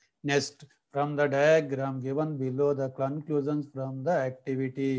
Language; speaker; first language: English; non-native, local second language; Telugu